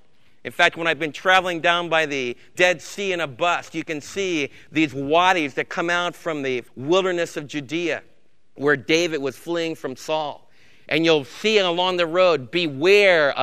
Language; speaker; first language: English; native; English